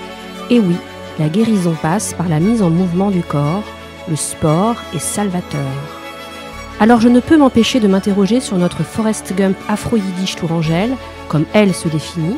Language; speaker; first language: French; native; French